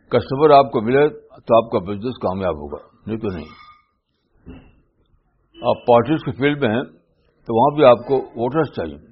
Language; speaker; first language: Urdu; native; Urdu